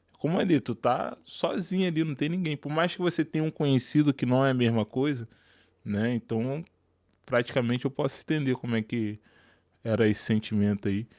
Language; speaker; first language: Portuguese; native; Portuguese